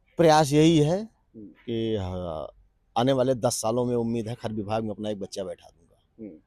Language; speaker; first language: Hindi; native; Hindi